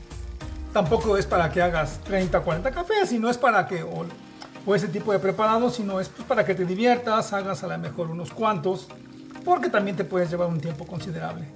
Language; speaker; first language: Spanish; native; Spanish